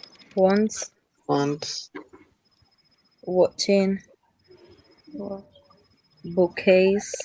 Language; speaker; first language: English; non-native, learner; Spanish